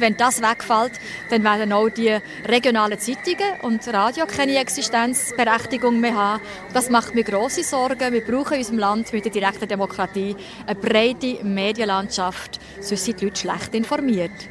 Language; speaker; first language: German; native; German